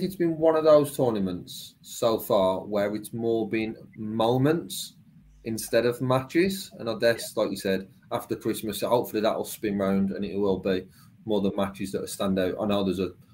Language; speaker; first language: English; native; English